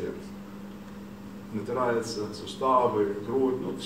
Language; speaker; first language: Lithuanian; non-native, learner; Russian